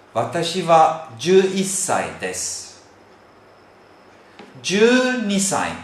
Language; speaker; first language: Japanese; non-native, fluent; Turkish